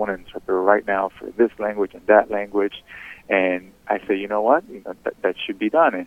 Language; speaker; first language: English; early bilingual, other home language; Spanish